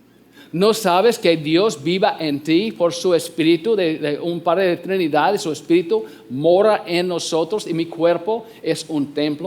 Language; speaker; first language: Spanish; non-native, fluent; English